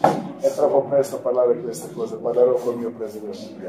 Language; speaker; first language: Italian; non-native, fluent; Croatian